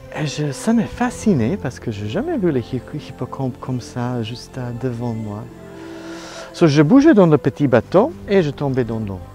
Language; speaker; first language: French; non-native, learner; Italian